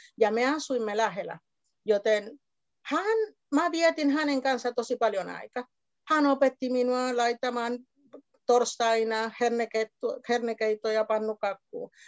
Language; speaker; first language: Finnish; non-native, fluent; Spanish